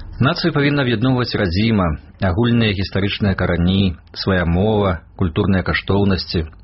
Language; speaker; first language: Belarusian; native; Belarusian